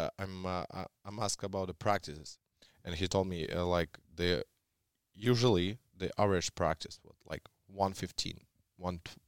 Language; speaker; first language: English; non-native, learner; Russian